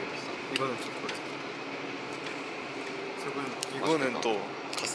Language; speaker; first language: Korean; non-native, fluent; Japanese